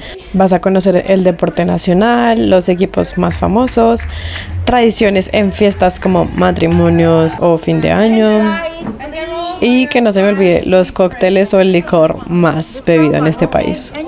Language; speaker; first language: Spanish; native; Spanish